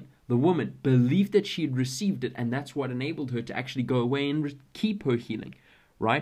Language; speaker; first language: English; native; English